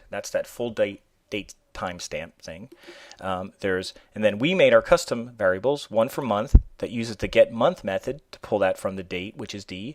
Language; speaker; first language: English; native; English